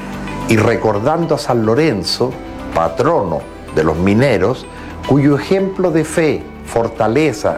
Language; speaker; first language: Spanish; native; Spanish